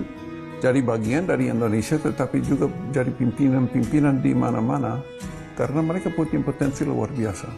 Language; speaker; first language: Indonesian; non-native, fluent; English